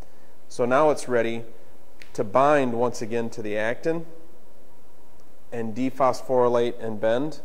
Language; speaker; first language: English; native; English